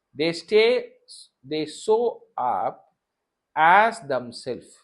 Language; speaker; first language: English; non-native, local second language; Tamil